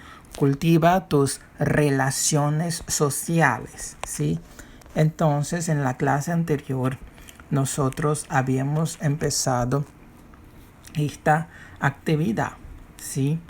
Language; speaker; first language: Spanish; non-native, fluent; Portuguese